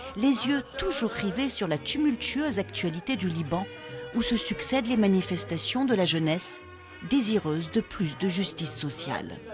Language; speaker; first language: French; native; French